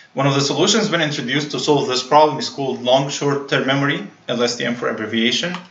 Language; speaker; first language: English; non-native, fluent; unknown